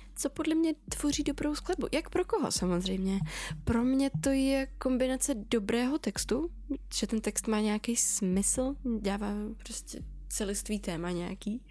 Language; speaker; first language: Czech; early bilingual, other home language; Russian